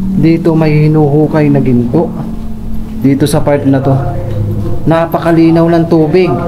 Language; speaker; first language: Filipino; native; Filipino